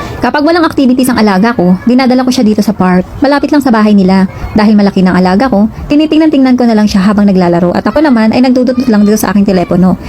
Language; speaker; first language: Filipino; native; Filipino